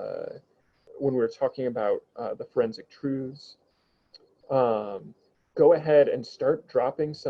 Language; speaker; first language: English; native; English